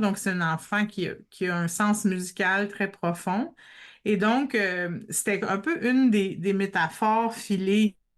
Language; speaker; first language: French; native; French